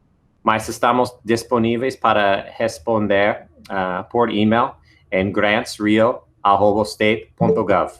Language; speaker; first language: Portuguese; non-native, fluent; English